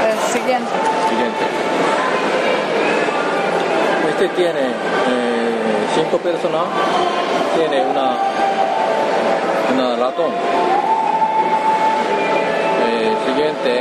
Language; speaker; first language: Spanish; non-native, learner; Japanese